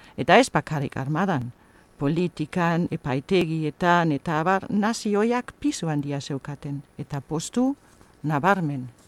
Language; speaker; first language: Basque; non-native, fluent; German